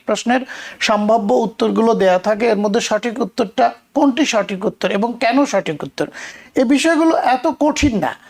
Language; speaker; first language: Bangla; native; Bangla